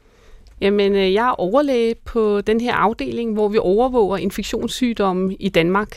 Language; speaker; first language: Danish; native; Danish